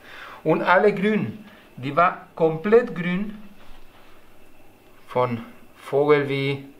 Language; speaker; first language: German; non-native, learner; Spanish